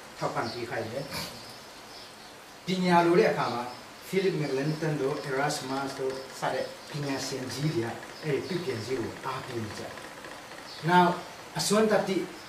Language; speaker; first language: Burmese; non-native, local second language; Tedim Chin